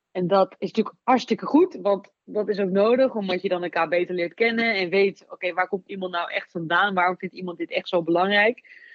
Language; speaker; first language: Dutch; native; Dutch